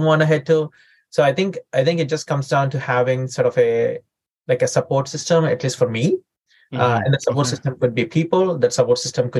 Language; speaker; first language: English; non-native, local second language; Telugu